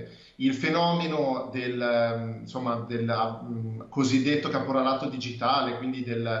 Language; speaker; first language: Italian; native; Italian